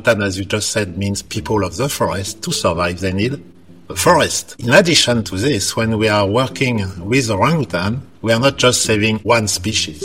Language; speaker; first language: English; non-native, fluent; French